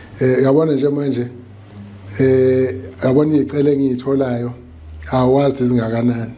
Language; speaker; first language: Zulu; native; Zulu